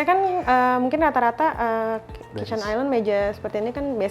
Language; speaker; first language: Indonesian; native; Indonesian